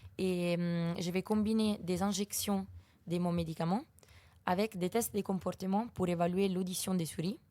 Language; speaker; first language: French; non-native, fluent; Italian